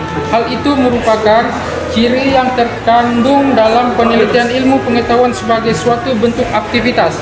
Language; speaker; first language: Indonesian; non-native, local second language; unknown